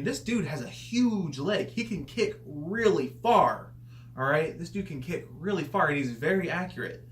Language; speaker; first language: English; native; English